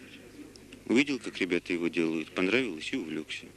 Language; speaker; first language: Russian; native; Russian